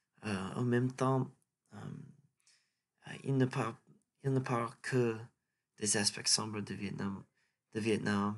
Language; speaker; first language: French; non-native, learner; English